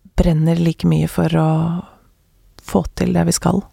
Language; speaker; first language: Norwegian; native; Norwegian